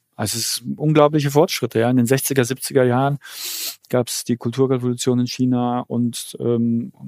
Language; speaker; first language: German; early bilingual, other home language; Polish